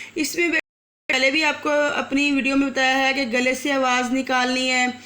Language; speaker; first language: Urdu; native; Urdu